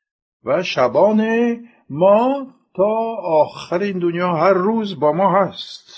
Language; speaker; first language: Persian; non-native, fluent; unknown